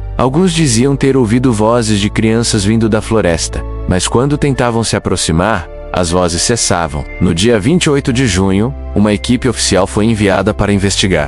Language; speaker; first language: Portuguese; native; Portuguese